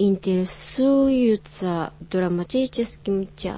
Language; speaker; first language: Russian; non-native, learner; Japanese